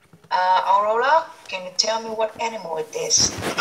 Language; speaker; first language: English; non-native, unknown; Vietnamese